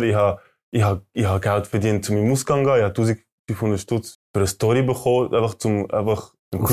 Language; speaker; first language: German; early bilingual, other home language; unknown